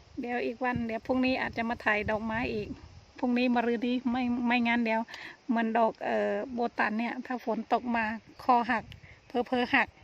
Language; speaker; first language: Thai; native; Thai